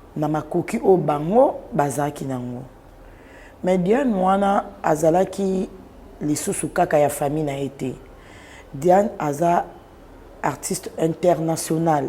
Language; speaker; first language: Lingala; non-native, local second language; Swahili